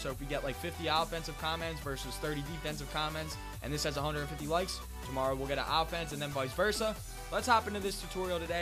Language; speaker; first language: English; native; English